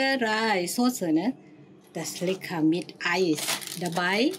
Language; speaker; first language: German; non-native, learner; Thai